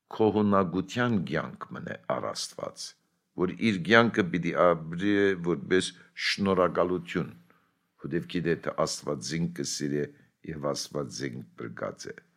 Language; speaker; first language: Armenian; early bilingual, heritage; Armenian